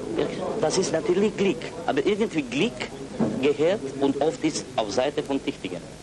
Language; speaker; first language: German; non-native, learner; Croatian